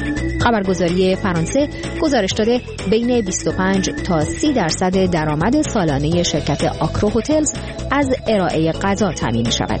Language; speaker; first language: Persian; native; Persian